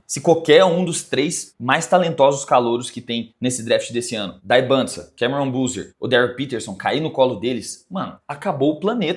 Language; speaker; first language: Portuguese; native; Portuguese